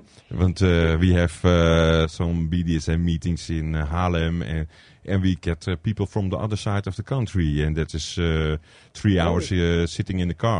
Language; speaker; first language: English; non-native, learner; Dutch